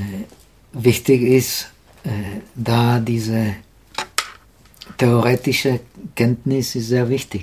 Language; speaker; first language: German; non-native, learner; Czech